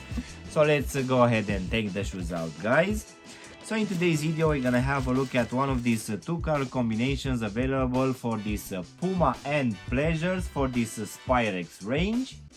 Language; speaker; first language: English; non-native, fluent; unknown